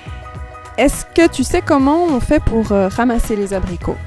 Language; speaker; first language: French; native; French